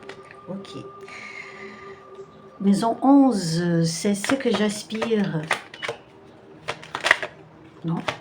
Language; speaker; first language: French; non-native, fluent; Portuguese